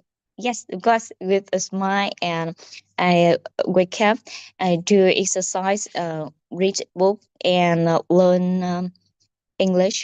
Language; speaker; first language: English; non-native, learner; Vietnamese